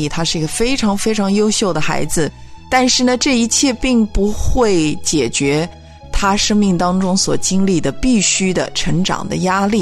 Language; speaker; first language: Chinese; native; Chinese